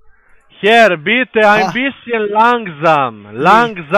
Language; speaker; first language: German; non-native, learner; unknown